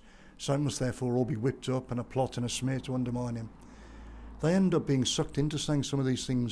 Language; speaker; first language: English; native; English